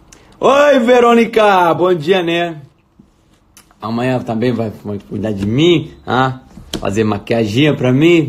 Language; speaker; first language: Portuguese; native; Portuguese